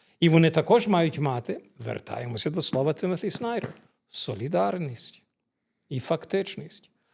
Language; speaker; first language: Ukrainian; early bilingual, heritage; Ukrainian